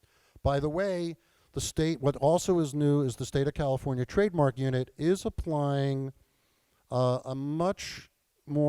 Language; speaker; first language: English; native; English